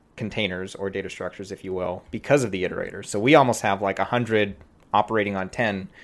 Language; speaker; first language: English; native; English